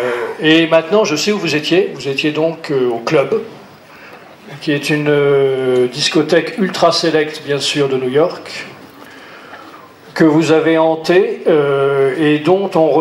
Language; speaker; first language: French; native; French